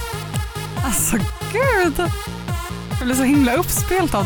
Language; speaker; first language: Swedish; native; Swedish